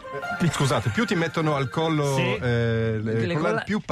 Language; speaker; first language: Italian; native; Italian